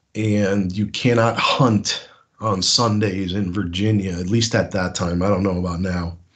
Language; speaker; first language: English; native; English